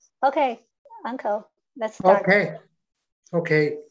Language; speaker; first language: English; non-native, learner; Chinese